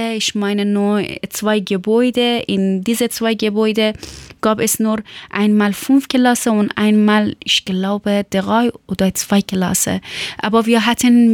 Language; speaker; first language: German; non-native, learner; Persian